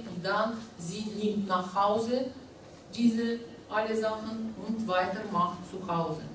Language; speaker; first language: German; non-native, learner; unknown